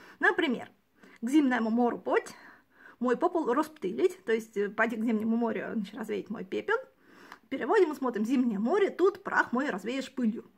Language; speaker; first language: Russian; native; Russian